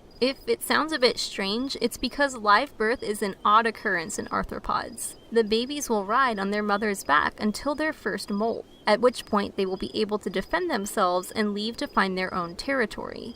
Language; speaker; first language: English; native; English